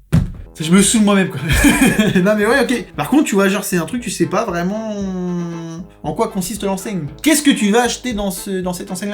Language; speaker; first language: French; native; French